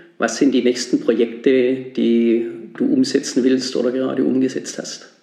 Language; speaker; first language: German; native; German